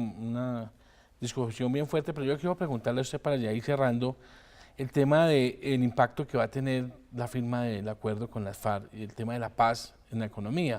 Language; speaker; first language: Spanish; native; Spanish